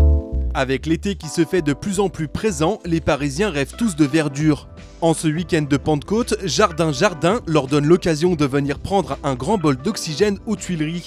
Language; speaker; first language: French; native; French